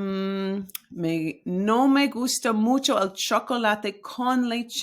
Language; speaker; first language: Spanish; non-native, fluent; English